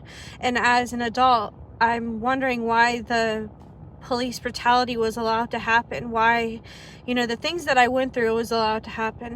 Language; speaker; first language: English; early bilingual, other home language; Arabic